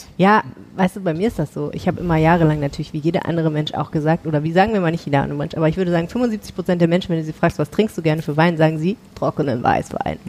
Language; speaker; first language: German; native; German